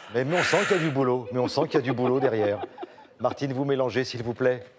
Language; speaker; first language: French; native; French